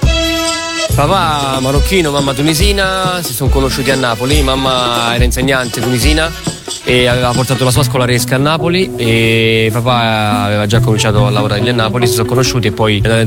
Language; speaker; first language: Italian; early bilingual, other home language; Arabic